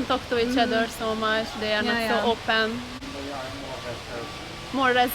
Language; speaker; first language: English; non-native, fluent; Hungarian